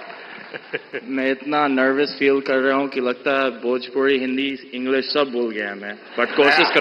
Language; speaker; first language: Hindi; non-native, fluent; English